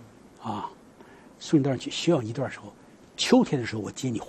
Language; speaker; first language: Chinese; native; Chinese